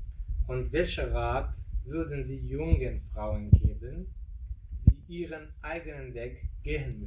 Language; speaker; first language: German; non-native, learner; Kurdish